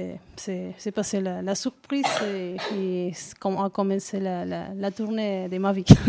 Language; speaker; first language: French; non-native, learner; Spanish